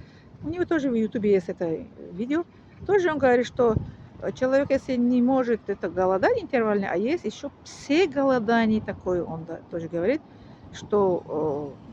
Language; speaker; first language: Russian; non-native, learner; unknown